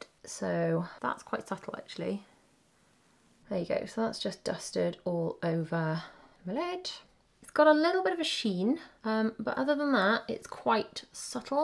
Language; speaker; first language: English; native; English